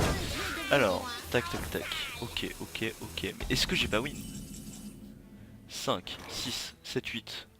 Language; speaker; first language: French; native; French